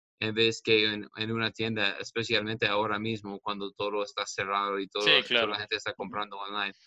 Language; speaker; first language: Spanish; non-native, learner; English